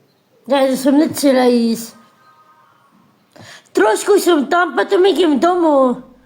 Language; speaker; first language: Slovak; non-native, local second language; Romany